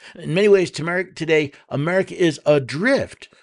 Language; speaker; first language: English; native; English